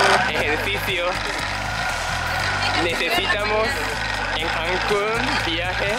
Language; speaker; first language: Spanish; non-native, learner; Japanese